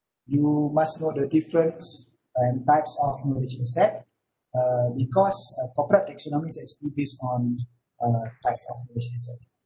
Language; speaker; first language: English; non-native, local second language; Malay